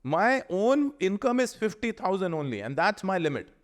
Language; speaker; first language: English; non-native, local second language; Punjabi